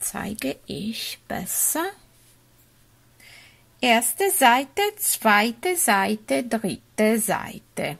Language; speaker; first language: German; non-native, fluent; Italian